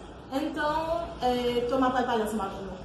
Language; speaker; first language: Portuguese; non-native, learner; Haitian Creole